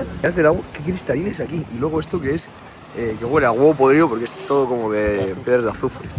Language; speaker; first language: Spanish; native; Spanish